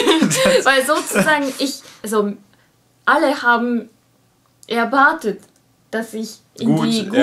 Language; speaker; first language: German; non-native, learner; Japanese